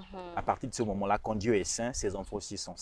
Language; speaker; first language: French; non-native, local second language; Rundi